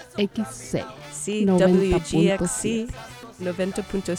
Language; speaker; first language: Spanish; non-native, learner; English